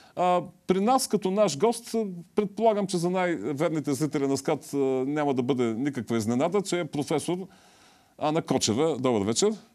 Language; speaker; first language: Bulgarian; native; Bulgarian